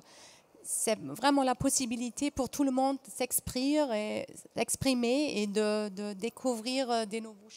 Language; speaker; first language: French; non-native, fluent; German